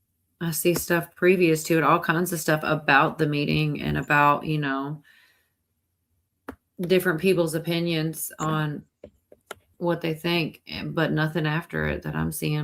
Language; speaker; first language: English; native; English